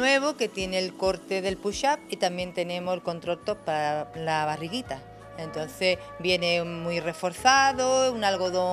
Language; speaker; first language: Spanish; native; Spanish